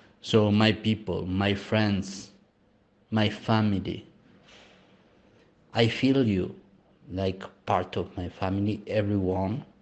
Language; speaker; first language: English; non-native, learner; Spanish